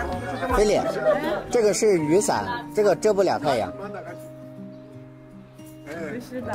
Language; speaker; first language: Chinese; non-native, fluent; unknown